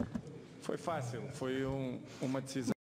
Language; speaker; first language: Spanish; non-native, fluent; Portuguese